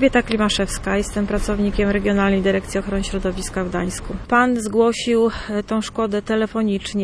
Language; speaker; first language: Polish; native; Polish